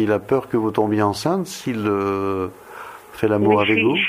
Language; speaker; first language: French; native; French